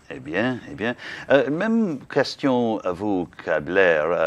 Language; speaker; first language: French; non-native, learner; English